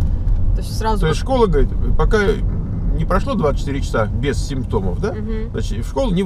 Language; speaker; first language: Russian; native; Russian